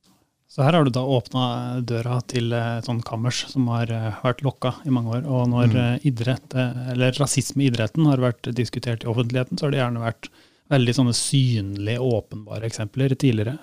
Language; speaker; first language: Norwegian; native; Norwegian